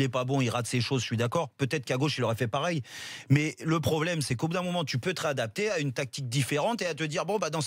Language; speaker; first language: French; native; French